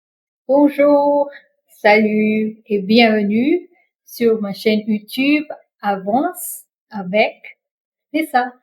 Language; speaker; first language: French; non-native, fluent; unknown